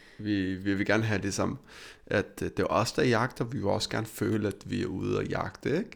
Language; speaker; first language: Danish; early bilingual, other home language; Arabic